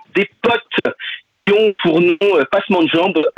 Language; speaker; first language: French; native; French